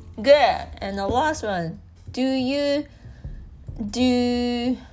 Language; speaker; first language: English; non-native, learner; Japanese